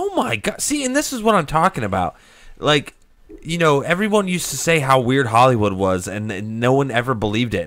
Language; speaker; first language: English; native; English